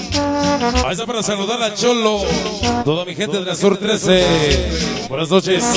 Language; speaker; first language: Spanish; native; Spanish